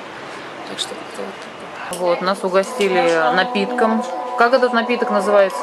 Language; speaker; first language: Russian; native; Russian